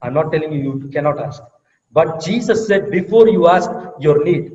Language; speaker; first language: English; non-native, local second language; Tamil